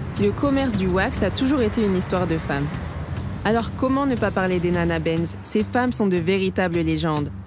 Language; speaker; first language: French; native; French